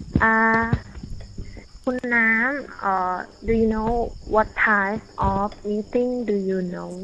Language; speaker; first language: English; non-native, learner; Thai